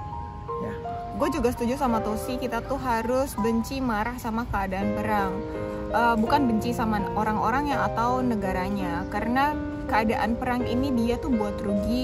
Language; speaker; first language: Indonesian; native; Indonesian